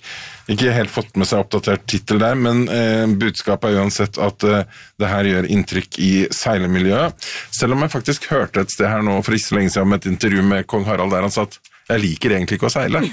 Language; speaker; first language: Norwegian; native; Norwegian